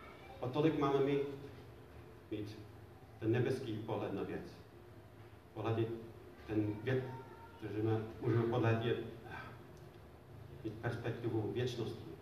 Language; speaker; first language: Czech; non-native, fluent; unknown